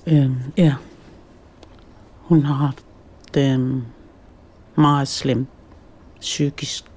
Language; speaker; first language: Danish; non-native, local second language; Kalaallisut